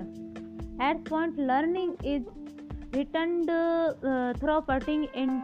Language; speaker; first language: English; non-native, local second language; Hindi